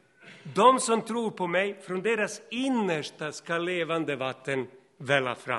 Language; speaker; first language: Swedish; non-native, fluent; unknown